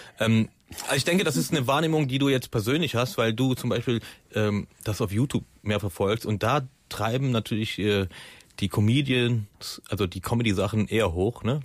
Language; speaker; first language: German; early bilingual, other home language; Persian